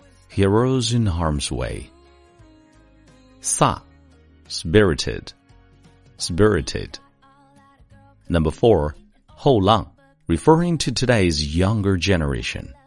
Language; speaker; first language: English; non-native, fluent; Chinese